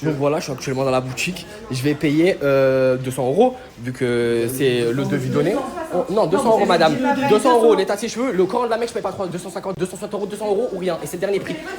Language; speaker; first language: French; native; French